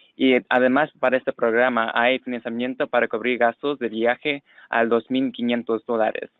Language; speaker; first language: Spanish; non-native, fluent; English